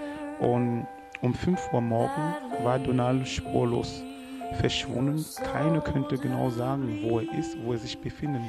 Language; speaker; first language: German; non-native, fluent; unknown